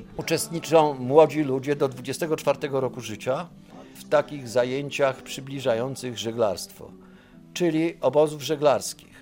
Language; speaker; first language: Polish; native; Polish